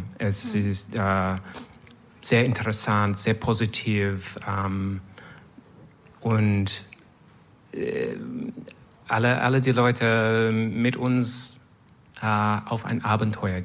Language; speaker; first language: German; non-native, learner; English